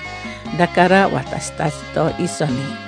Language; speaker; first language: Japanese; non-native, fluent; Indonesian